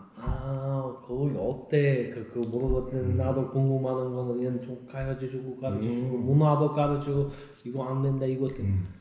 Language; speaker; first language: Korean; non-native, learner; Uzbek